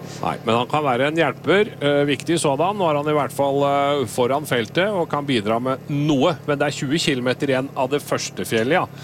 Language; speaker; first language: Norwegian; native; Norwegian